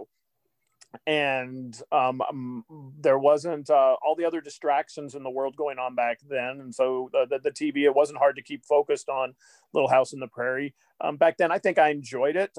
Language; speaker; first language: English; native; English